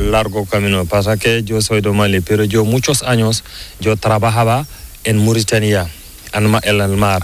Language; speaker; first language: Spanish; non-native, learner; Fula